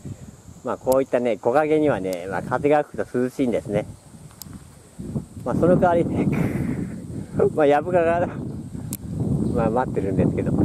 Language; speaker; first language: Japanese; native; Japanese